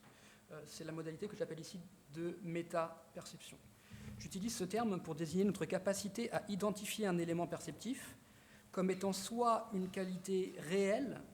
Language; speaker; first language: French; native; French